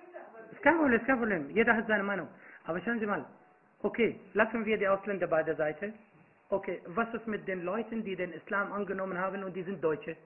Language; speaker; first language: German; non-native, fluent; Arabic